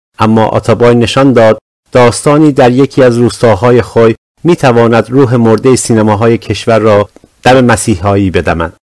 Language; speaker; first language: Persian; non-native, local second language; Azerbaijani